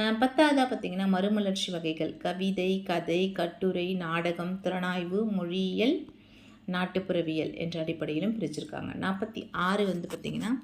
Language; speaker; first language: Tamil; native; Tamil